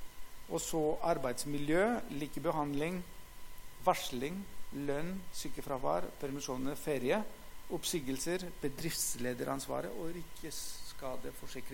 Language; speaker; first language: Norwegian; non-native, fluent; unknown